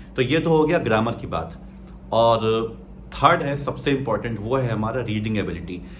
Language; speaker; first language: Hindi; native; Hindi